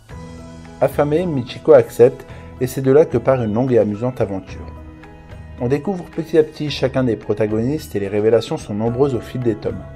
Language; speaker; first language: French; native; French